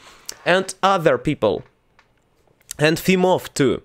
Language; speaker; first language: English; non-native, learner; Russian